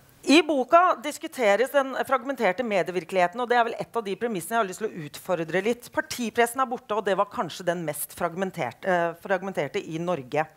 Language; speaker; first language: Norwegian; native; Norwegian